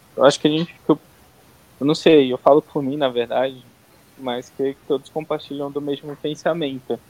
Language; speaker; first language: Portuguese; native; Portuguese